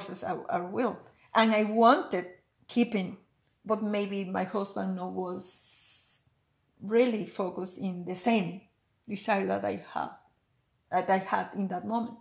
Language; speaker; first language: English; non-native, learner; Spanish